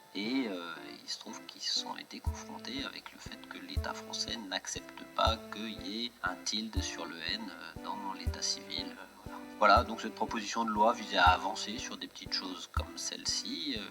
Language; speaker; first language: French; native; French